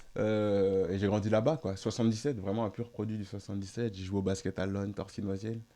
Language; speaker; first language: French; native; French